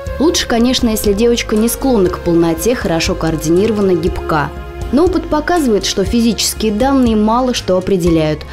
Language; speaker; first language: Russian; native; Russian